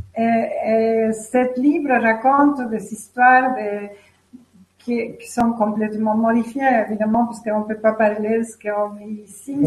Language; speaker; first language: French; non-native, fluent; Spanish